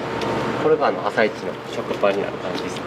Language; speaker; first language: Japanese; native; Japanese